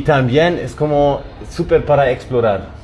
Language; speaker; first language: Spanish; non-native, fluent; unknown